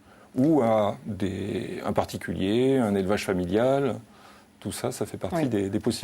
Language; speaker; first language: French; native; French